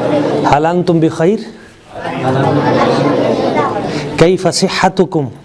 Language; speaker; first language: Arabic; non-native, local second language; Urdu